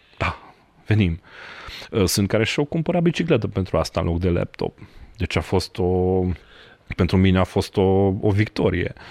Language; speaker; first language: Romanian; non-native, local second language; Hungarian